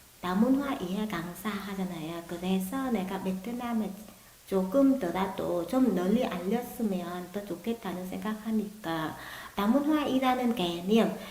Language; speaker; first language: Korean; non-native, learner; Vietnamese